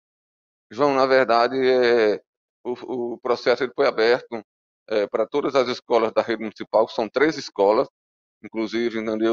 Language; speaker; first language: Portuguese; native; Portuguese